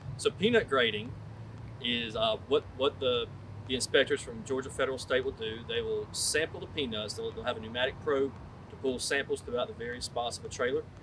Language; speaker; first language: English; native; English